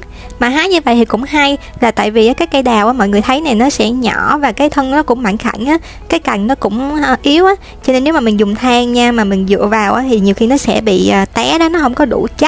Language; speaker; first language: Vietnamese; native; Vietnamese